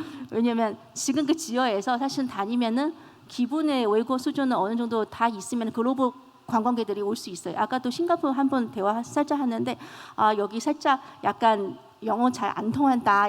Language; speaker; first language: Korean; non-native, fluent; Chinese